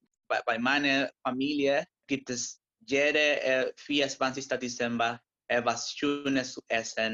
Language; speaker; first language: German; non-native, learner; Spanish